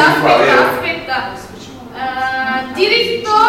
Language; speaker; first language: Italian; non-native, fluent; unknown